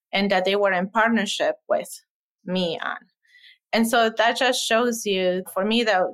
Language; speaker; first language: English; non-native, fluent; Spanish